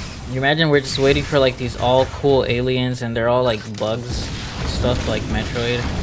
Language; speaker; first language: English; non-native, local second language; Spanish